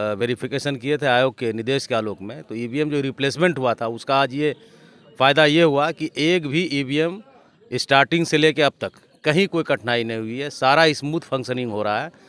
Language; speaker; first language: Hindi; native; Hindi